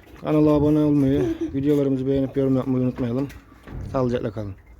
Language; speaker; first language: Turkish; native; Turkish